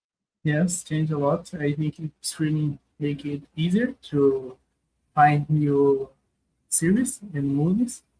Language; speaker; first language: English; non-native, learner; Portuguese